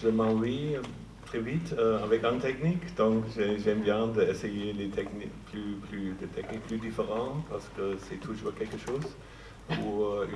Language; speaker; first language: French; non-native, fluent; German